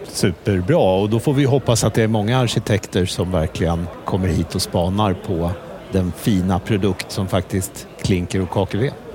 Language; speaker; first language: Swedish; native; Swedish